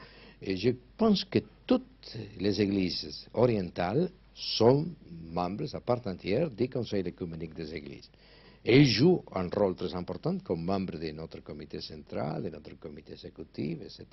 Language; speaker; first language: French; non-native, fluent; Spanish